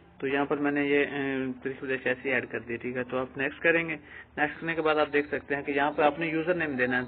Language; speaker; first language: Urdu; non-native, local second language; Punjabi